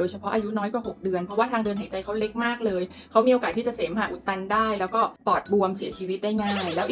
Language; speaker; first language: Thai; native; Thai